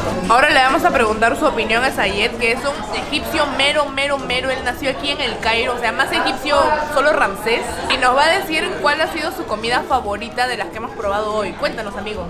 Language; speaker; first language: Spanish; native; Spanish